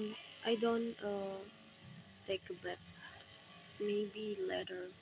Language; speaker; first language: English; non-native, learner; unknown